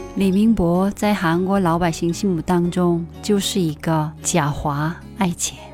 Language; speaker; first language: Chinese; non-native, fluent; Korean